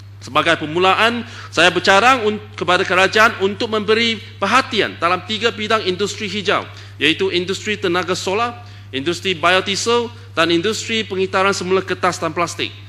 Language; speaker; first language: Malay; non-native, local second language; Chinese